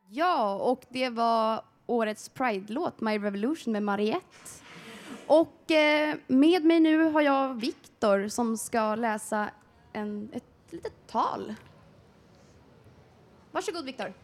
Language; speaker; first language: Swedish; native; Swedish